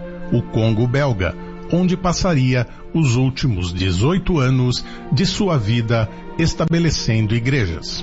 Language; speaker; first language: Portuguese; native; Portuguese